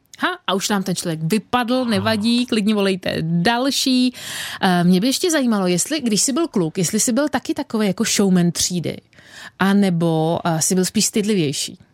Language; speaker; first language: Czech; native; Czech